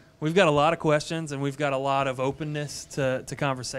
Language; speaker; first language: English; native; English